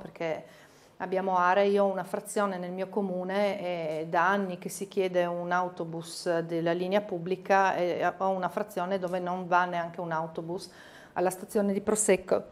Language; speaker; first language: Italian; native; Italian